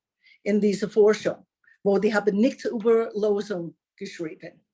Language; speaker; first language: German; non-native, learner; English